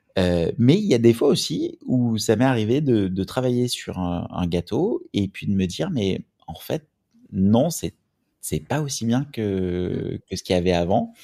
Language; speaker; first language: French; native; French